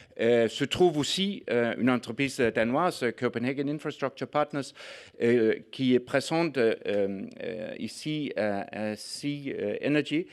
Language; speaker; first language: French; non-native, fluent; Danish